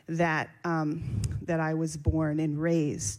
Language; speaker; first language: English; native; English